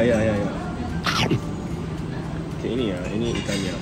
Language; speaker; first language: Indonesian; non-native, fluent; Japanese